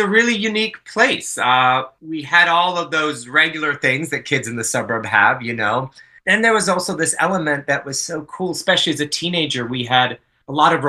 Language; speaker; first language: English; native; English